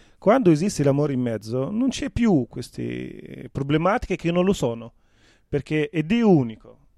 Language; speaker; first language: Italian; non-native, fluent; Arabic